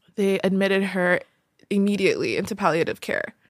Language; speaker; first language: English; early bilingual, other home language; Tigrinya